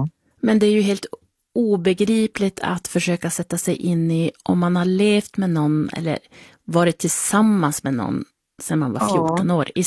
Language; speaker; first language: Swedish; native; Swedish